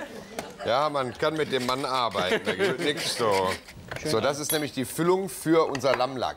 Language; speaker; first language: German; native; German